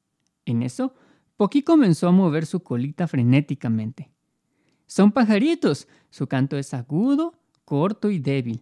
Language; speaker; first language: Spanish; native; Spanish